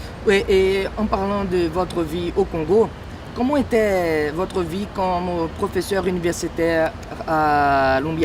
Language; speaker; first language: French; non-native, learner; Portuguese